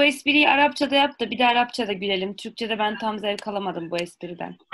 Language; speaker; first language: Turkish; native; Turkish